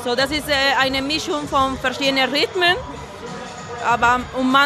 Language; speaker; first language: German; non-native, fluent; Spanish